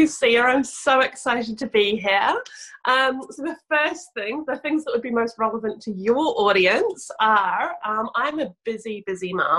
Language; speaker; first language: English; native; English